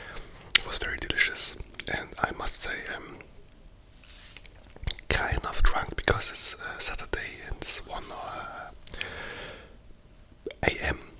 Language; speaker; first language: English; non-native, fluent; German